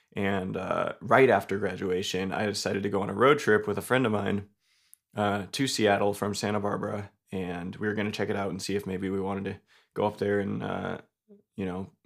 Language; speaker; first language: English; native; English